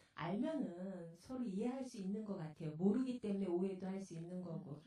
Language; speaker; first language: Korean; native; Korean